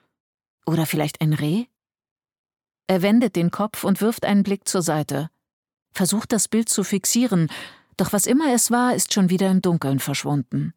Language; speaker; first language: German; native; German